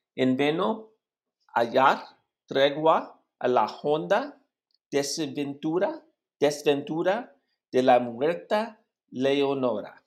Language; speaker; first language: Spanish; non-native, learner; English